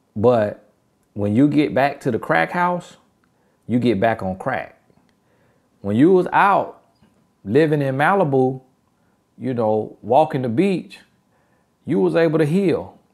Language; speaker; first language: English; native; English